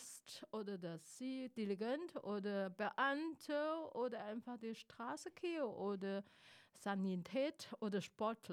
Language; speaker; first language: German; non-native, fluent; Chinese